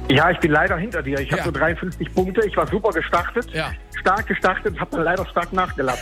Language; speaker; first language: German; native; German